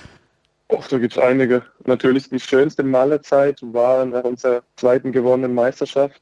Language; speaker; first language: German; native; German